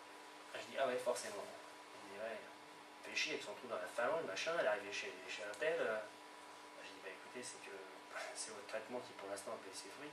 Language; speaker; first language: French; native; French